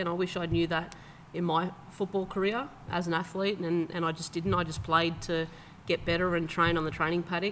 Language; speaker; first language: English; native; English